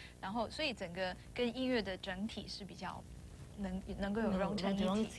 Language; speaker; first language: Chinese; non-native, local second language; Cantonese